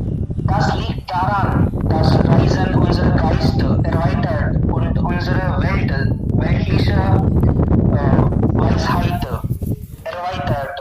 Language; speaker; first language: German; non-native, learner; Hindi